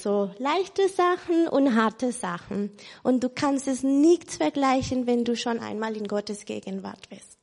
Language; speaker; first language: German; non-native, fluent; Spanish